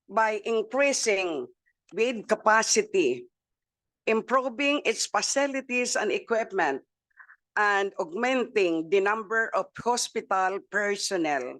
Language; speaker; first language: English; non-native, local second language; Waray